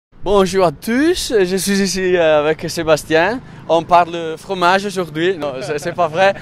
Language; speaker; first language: French; non-native, fluent; Italian